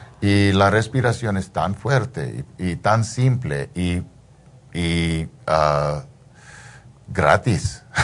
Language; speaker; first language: Spanish; early bilingual, heritage; Spanish